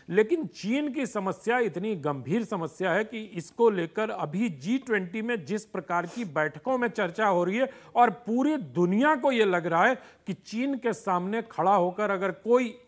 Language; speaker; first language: Hindi; native; Hindi